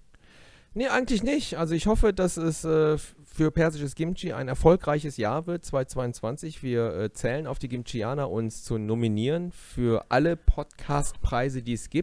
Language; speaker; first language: German; native; German